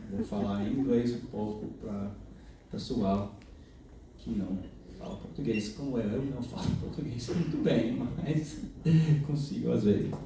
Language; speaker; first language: Portuguese; non-native, fluent; English